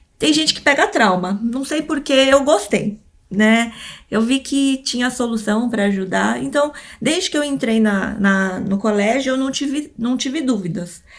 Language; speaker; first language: Portuguese; early bilingual, other home language; Korean